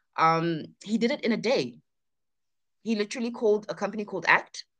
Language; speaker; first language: English; non-native, local second language; Zulu